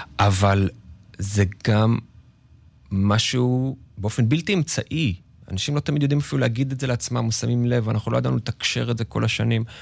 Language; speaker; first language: Hebrew; native; Hebrew